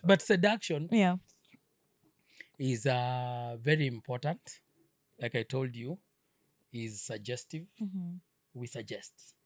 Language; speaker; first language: English; non-native, local second language; Swahili